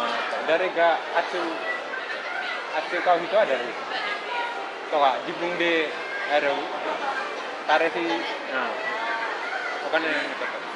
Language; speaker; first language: Japanese; non-native, learner; Indonesian